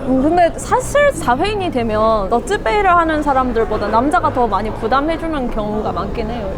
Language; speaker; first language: Korean; non-native, fluent; Japanese